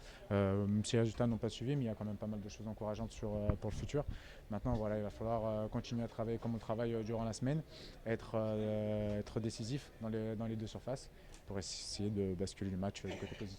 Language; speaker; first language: French; native; French